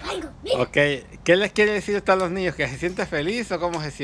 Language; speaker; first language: Spanish; native; Spanish